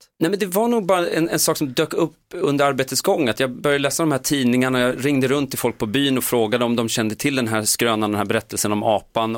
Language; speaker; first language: Swedish; native; Swedish